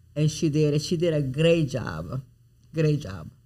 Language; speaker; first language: English; non-native, fluent; Italian